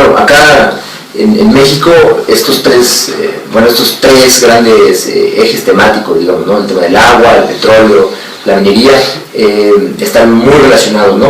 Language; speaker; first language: Spanish; native; Spanish